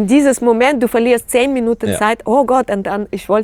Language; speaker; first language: German; non-native, learner; Russian